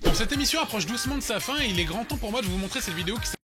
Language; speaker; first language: French; native; French